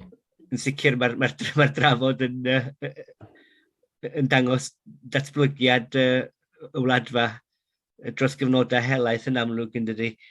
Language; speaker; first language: Welsh; native; Welsh